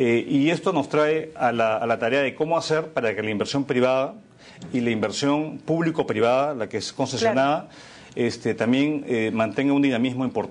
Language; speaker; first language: Spanish; native; Spanish